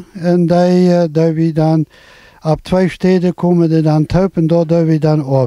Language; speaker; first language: German; non-native, local second language; Plautdietsch